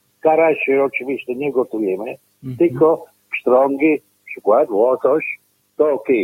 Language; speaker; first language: Polish; non-native, learner; Italian